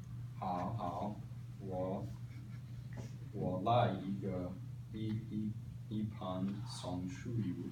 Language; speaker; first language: Chinese; non-native, learner; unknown